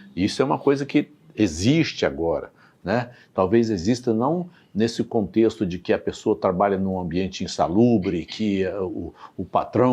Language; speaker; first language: Portuguese; native; Portuguese